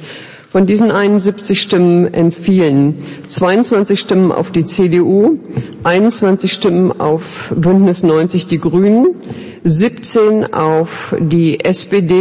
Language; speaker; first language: German; native; German